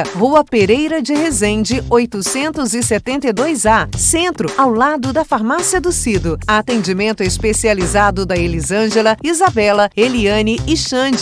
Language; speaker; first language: Portuguese; native; Portuguese